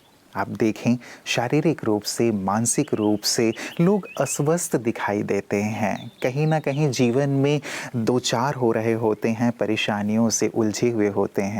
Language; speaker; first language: Hindi; native; Hindi